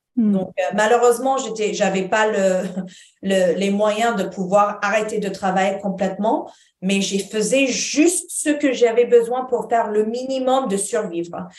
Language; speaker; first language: French; non-native, fluent; Arabic